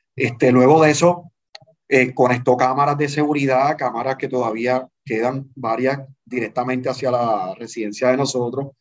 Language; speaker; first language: Spanish; native; Spanish